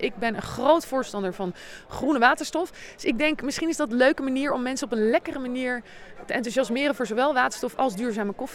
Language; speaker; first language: Dutch; native; Dutch